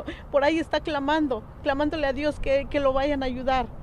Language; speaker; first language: Spanish; native; Spanish